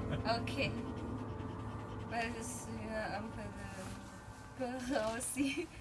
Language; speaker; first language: French; non-native, learner; Chinese